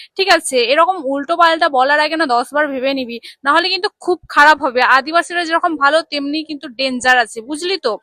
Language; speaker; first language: Bangla; non-native, local second language; Santali